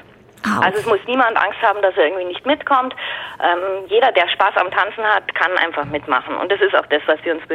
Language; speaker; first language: German; native; German